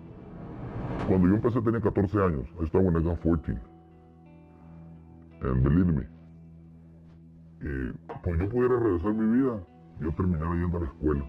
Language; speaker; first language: Spanish; native; Spanish